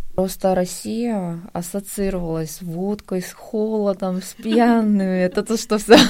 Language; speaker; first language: Russian; non-native, fluent; Korean